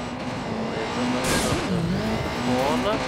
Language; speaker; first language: German; native; German